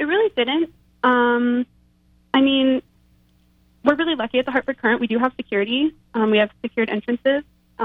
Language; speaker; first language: English; native; English